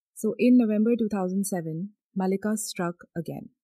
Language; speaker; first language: English; non-native, local second language; Hindi